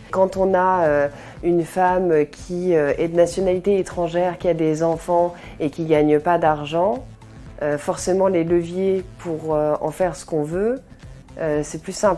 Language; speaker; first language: French; native; French